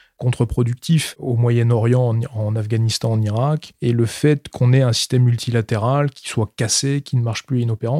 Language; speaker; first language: French; native; French